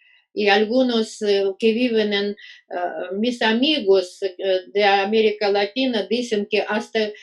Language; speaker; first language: Spanish; non-native, fluent; Russian